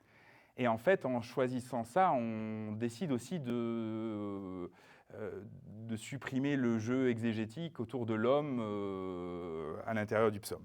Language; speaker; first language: French; native; French